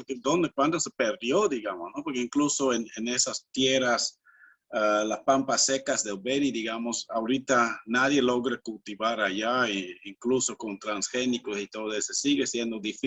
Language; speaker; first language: Spanish; non-native, fluent; Dutch